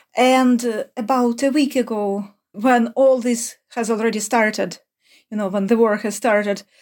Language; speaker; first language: English; non-native, fluent; Ukrainian